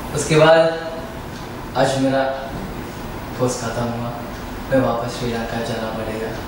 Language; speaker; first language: Hindi; non-native, learner; Sinhala